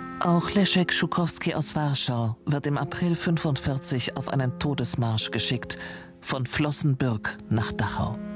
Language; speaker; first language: German; native; German